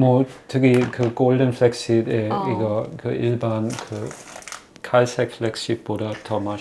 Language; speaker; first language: Korean; non-native, fluent; German